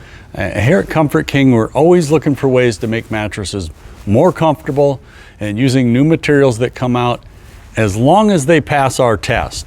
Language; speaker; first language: English; native; English